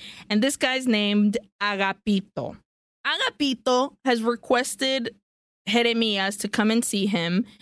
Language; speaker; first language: English; early bilingual, other home language; Spanish